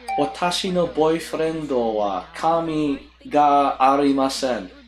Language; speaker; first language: Japanese; non-native, learner; English